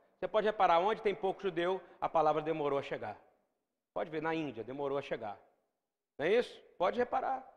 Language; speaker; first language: Portuguese; native; Portuguese